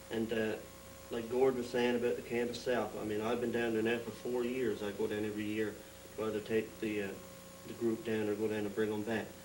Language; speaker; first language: English; native; English